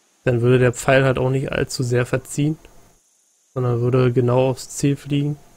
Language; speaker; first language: German; native; German